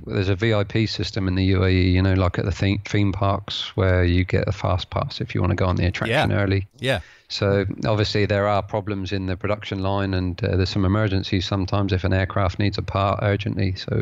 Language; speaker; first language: English; native; English